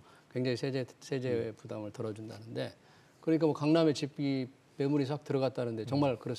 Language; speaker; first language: Korean; native; Korean